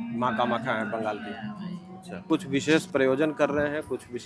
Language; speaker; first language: Hindi; native; Hindi